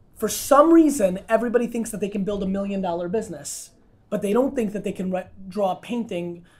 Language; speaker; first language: English; non-native, fluent; Russian